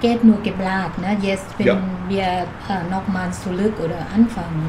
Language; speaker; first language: German; non-native, learner; Thai